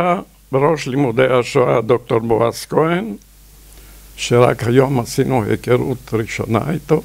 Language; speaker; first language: Hebrew; non-native, fluent; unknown